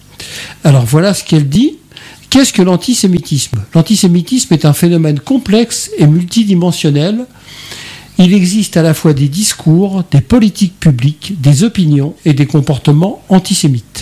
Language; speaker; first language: French; native; French